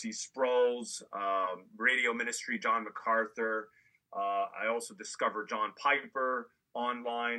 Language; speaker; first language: English; native; English